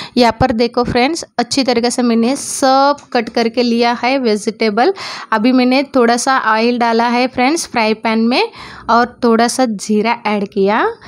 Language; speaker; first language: Hindi; non-native, local second language; Marathi